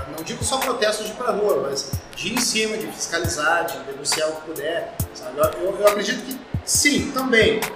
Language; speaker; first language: Portuguese; native; Portuguese